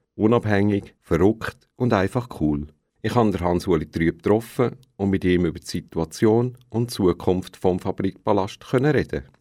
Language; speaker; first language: German; native; German